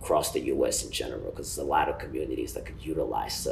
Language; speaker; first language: English; non-native, local second language; Ganda